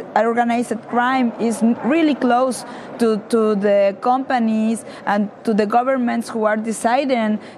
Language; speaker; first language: English; non-native, learner; Spanish